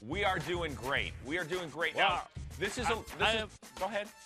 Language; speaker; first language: English; native; English